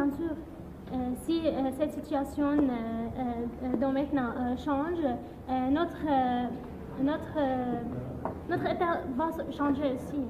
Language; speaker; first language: French; non-native, learner; Arabic